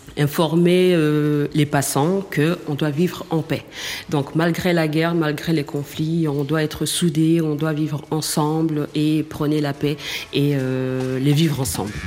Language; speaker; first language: French; non-native, local second language; Swahili